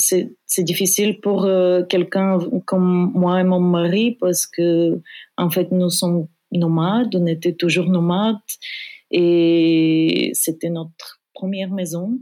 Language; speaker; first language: French; non-native, fluent; Bulgarian